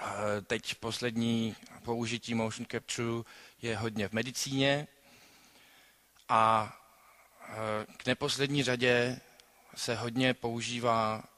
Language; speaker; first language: Czech; native; Czech